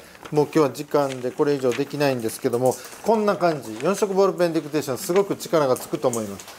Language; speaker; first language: Japanese; native; Japanese